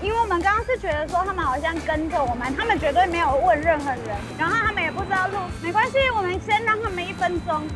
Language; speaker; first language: Chinese; native; Chinese